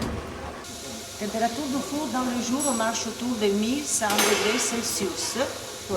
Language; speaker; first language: French; non-native, learner; Italian